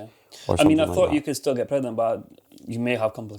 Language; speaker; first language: English; native; English